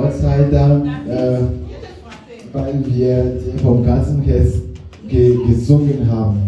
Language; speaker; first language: German; non-native, learner; French